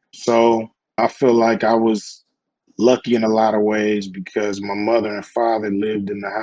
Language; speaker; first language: English; native; English